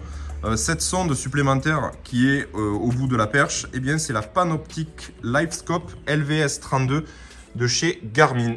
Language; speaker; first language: French; native; French